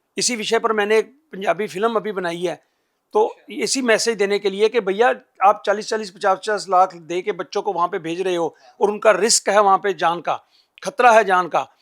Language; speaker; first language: Hindi; non-native, local second language; Punjabi